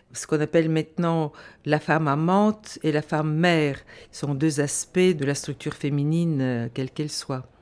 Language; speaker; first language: French; non-native, fluent; Bulgarian